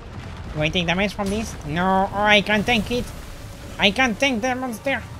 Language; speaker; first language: English; non-native, fluent; French